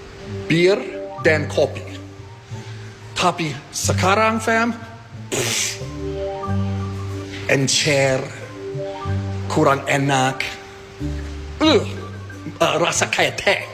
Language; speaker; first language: Indonesian; non-native, fluent; English